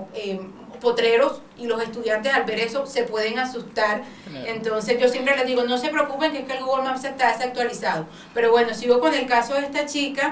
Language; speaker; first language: Spanish; native; Spanish